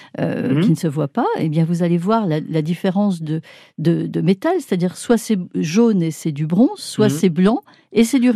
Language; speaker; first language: French; native; French